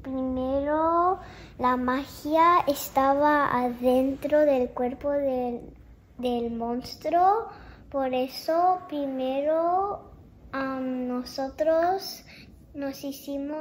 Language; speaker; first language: Spanish; early bilingual, heritage; Japanese